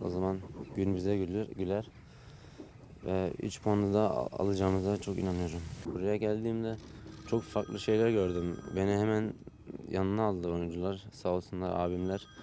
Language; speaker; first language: Turkish; early bilingual, heritage; Turkish